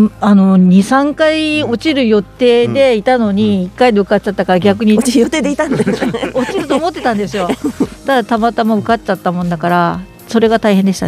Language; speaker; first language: Japanese; native; Japanese